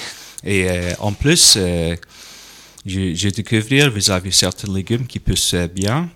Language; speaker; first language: French; non-native, learner; English